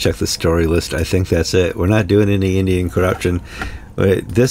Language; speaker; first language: English; native; English